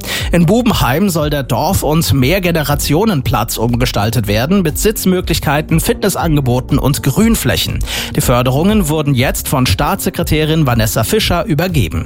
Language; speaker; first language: German; native; German